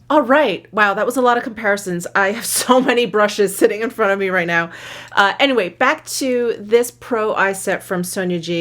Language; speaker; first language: English; native; English